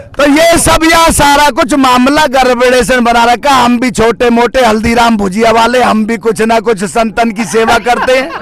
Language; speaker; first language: Hindi; native; Hindi